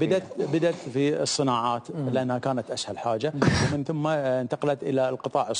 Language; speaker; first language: Arabic; native; Arabic